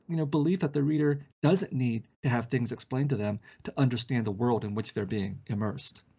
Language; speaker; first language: English; early bilingual, other home language; Vietnamese